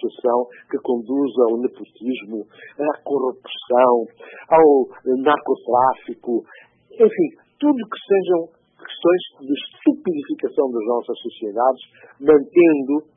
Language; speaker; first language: Portuguese; non-native, local second language; Upper Guinea Crioulo